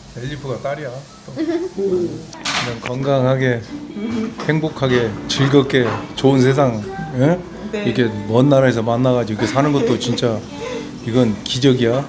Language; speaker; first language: Korean; native; Korean